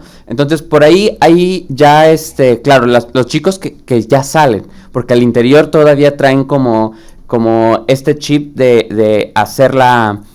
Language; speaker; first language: Spanish; native; Spanish